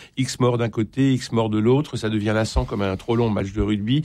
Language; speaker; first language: French; native; French